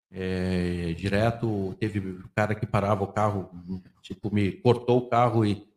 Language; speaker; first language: Portuguese; native; Portuguese